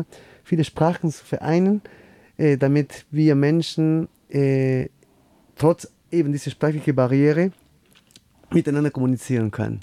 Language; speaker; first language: German; non-native, fluent; Spanish